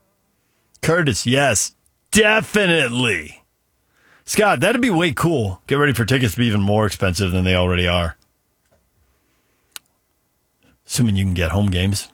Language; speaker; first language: English; native; English